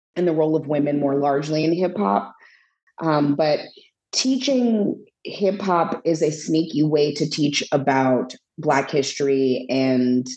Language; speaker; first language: English; native; English